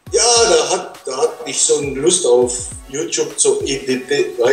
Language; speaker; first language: German; non-native, learner; Dutch